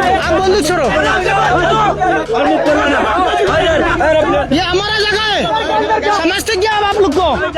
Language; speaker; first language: Hindi; non-native, learner; Bangla